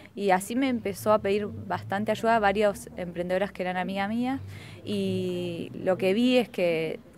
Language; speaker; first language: Spanish; native; Spanish